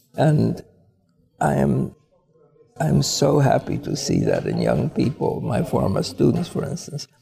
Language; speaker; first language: English; early bilingual, other home language; Polish